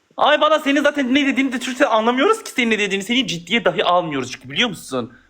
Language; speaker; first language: Turkish; native; Turkish